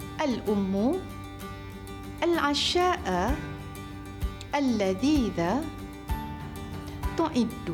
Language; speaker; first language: Arabic; non-native, fluent; Malay